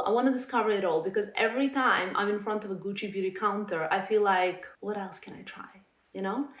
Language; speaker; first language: English; non-native, fluent; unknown